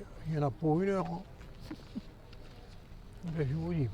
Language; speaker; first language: French; native; French